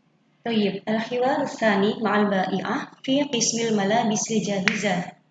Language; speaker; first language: Arabic; non-native, fluent; Indonesian